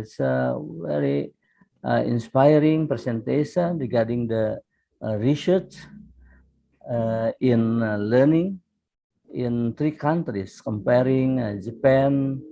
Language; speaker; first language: English; non-native, fluent; Indonesian